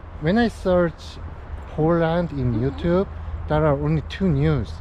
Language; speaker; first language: English; non-native, learner; Korean